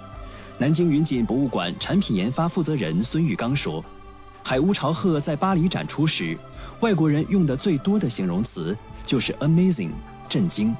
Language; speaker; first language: Chinese; native; Chinese